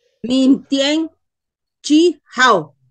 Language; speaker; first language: Chinese; non-native, learner; Spanish